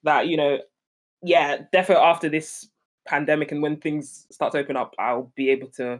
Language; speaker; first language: English; native; English